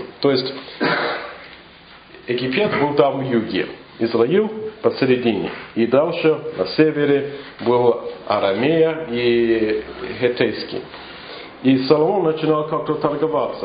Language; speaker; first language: Russian; non-native, fluent; English